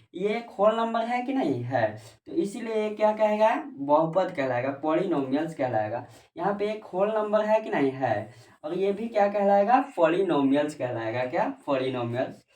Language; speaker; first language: Hindi; native; Hindi